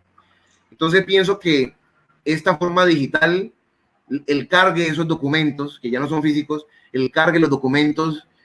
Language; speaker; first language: Spanish; native; Spanish